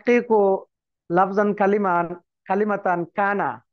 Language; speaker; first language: Arabic; non-native, learner; Bangla